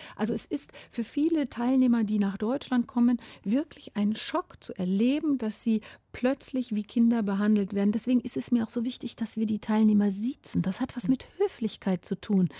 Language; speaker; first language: German; native; German